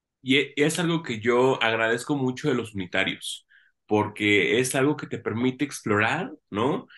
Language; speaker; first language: Spanish; native; Spanish